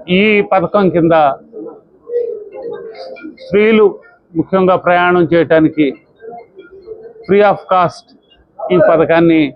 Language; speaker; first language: Telugu; native; Telugu